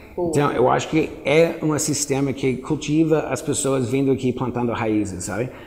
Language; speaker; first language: Portuguese; non-native, fluent; English